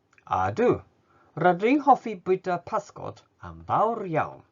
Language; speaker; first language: Welsh; non-native, fluent; Japanese